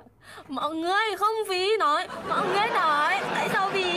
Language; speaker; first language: Vietnamese; non-native, learner; Indonesian